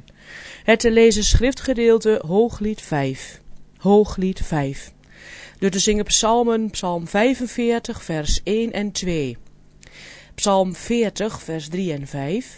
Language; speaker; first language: Dutch; native; Dutch